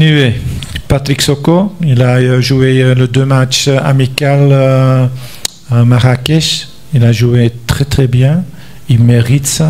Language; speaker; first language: French; non-native, local second language; Dutch